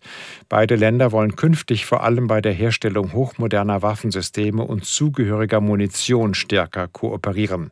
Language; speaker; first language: German; native; German